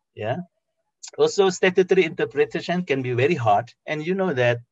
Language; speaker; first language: English; non-native, fluent; Indonesian